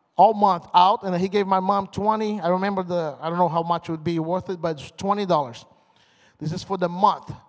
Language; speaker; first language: English; non-native, fluent; Portuguese